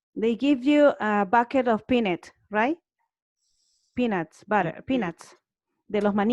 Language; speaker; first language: English; non-native, learner; Spanish